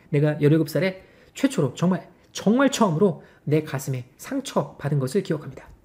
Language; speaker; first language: Korean; native; Korean